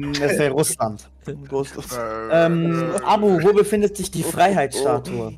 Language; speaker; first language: German; native; German